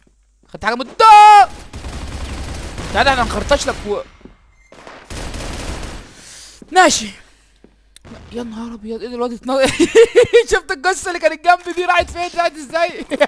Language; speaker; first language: Arabic; native; Arabic